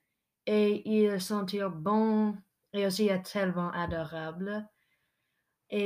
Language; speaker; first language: French; non-native, local second language; English